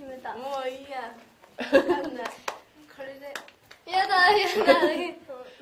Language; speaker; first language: Japanese; native; Japanese